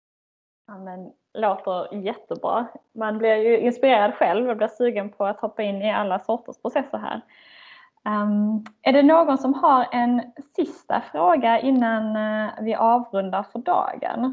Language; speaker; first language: Swedish; native; Swedish